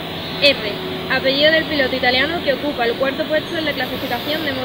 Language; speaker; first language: Spanish; native; Spanish